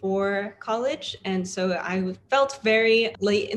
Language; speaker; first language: English; native; English